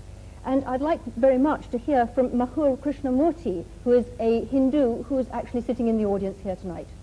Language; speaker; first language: English; native; English